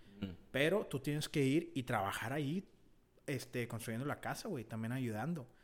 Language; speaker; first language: Spanish; early bilingual, heritage; Spanish